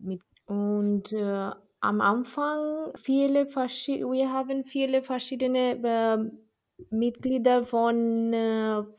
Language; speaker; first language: German; non-native, learner; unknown